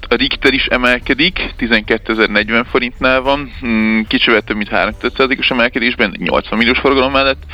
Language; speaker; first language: Hungarian; native; Hungarian